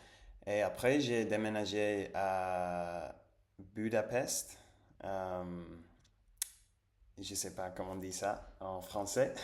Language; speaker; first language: French; non-native, fluent; Spanish